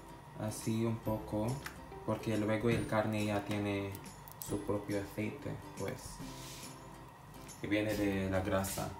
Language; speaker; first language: Spanish; non-native, fluent; Filipino